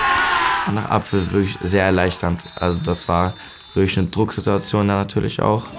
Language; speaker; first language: German; native; German